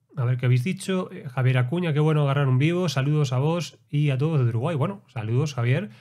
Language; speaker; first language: Spanish; native; Spanish